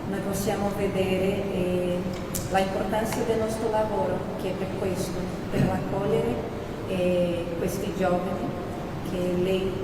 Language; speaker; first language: Italian; non-native, fluent; Portuguese